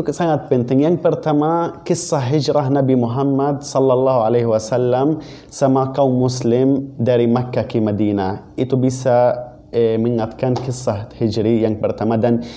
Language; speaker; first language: Indonesian; non-native, fluent; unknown